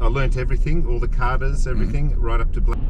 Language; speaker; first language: English; native; English